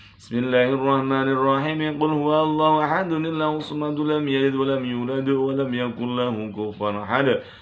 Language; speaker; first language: Arabic; non-native, fluent; Indonesian